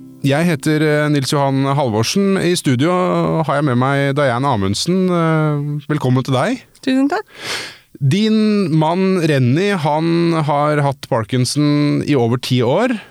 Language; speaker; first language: Norwegian; native; Norwegian